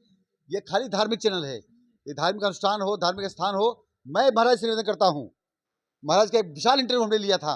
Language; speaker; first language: Hindi; native; Hindi